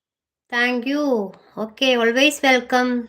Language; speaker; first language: Hindi; non-native, local second language; Malayalam